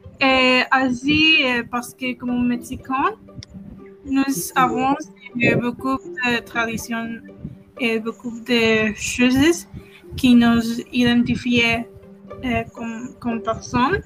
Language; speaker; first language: French; non-native, learner; Spanish